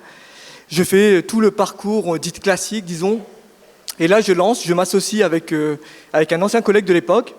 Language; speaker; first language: French; native; French